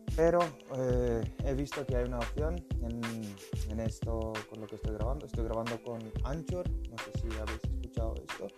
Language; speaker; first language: Spanish; non-native, fluent; Lithuanian